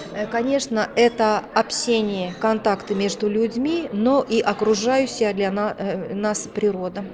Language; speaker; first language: Russian; native; Russian